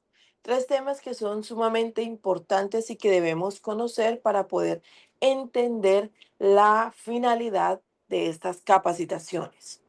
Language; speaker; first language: Spanish; native; Spanish